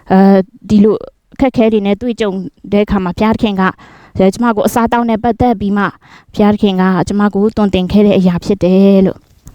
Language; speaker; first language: Burmese; non-native, local second language; Shan